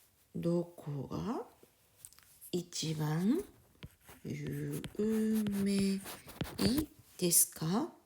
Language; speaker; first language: Japanese; non-native, fluent; French